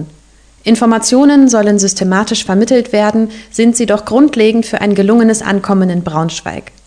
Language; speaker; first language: German; native; German